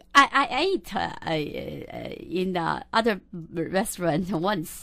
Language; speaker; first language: English; non-native, local second language; Chinese